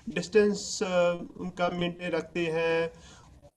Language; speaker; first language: Hindi; non-native, local second language; Punjabi